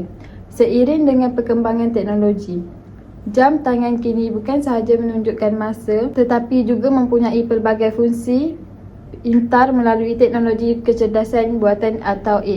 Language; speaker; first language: Malay; native; Malay